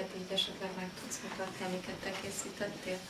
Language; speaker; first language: Hungarian; native; Hungarian